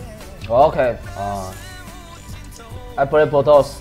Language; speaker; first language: English; non-native, learner; Chinese